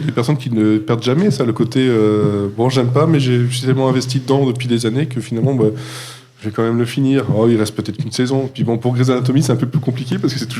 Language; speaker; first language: French; native; French